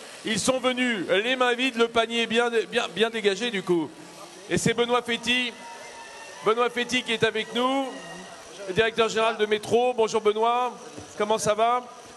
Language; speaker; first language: French; native; French